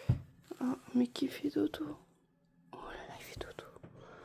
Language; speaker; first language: French; native; French